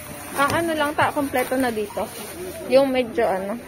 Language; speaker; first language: Filipino; native; Filipino